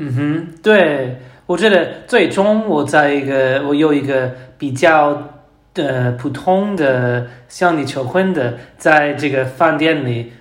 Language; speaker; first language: Chinese; non-native, learner; English